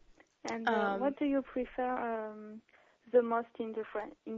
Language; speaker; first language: English; non-native, learner; French